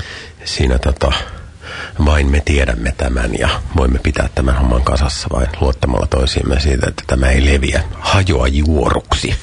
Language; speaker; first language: Finnish; native; Finnish